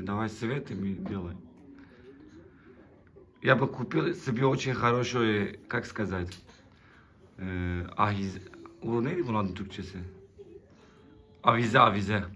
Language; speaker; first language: Russian; non-native, learner; Turkish